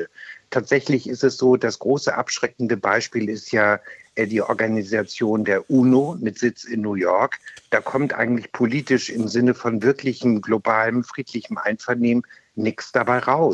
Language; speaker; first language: German; native; German